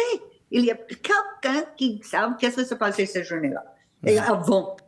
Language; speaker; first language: French; non-native, learner; English